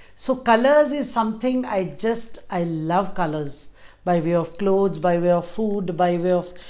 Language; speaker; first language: English; non-native, local second language; Kannada